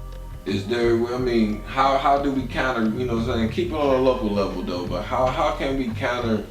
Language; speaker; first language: English; native; English